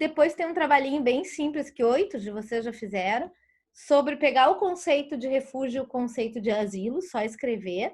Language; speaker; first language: Portuguese; native; Portuguese